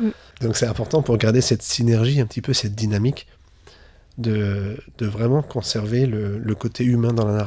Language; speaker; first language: French; native; French